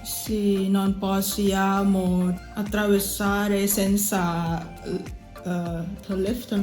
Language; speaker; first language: Italian; non-native, learner; Thai